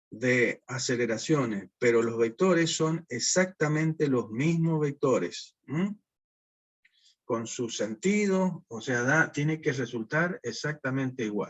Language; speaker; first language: Spanish; native; Spanish